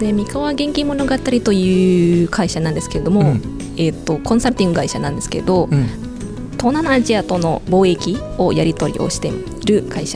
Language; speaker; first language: Japanese; non-native, fluent; Indonesian